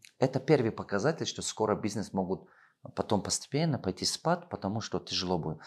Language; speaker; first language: Russian; non-native, local second language; Tajik